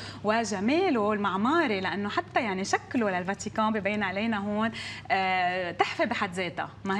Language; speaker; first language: Arabic; native; Arabic